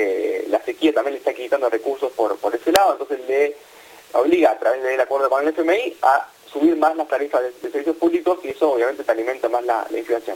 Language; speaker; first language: Spanish; native; Spanish